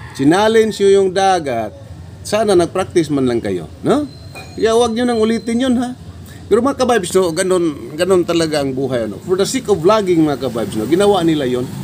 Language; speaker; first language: Filipino; non-native, local second language; Cebuano